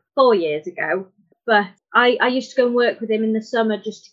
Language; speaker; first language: English; native; English